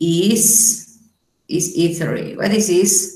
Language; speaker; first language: English; non-native, learner; Spanish